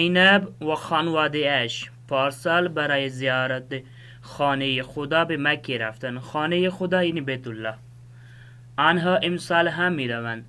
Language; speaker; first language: Persian; non-native, fluent; Urdu